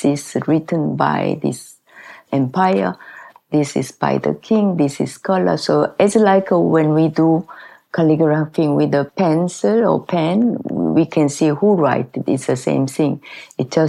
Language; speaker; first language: English; non-native, learner; Korean